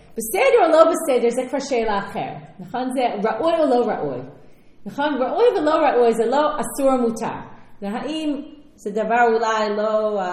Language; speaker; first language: Hebrew; non-native, fluent; English